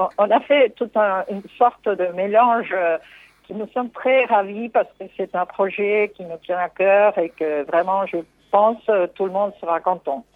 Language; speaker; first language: French; non-native, fluent; Spanish